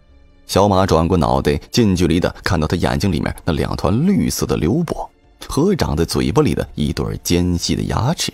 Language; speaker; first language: Chinese; native; Chinese